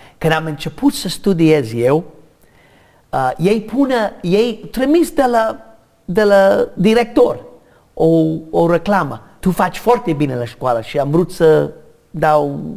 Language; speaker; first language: Romanian; non-native, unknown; English